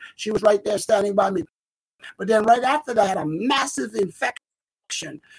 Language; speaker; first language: English; native; English